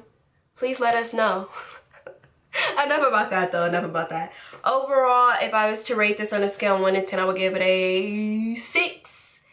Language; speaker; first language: English; native; English